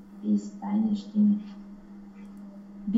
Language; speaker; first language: German; non-native, learner; Romanian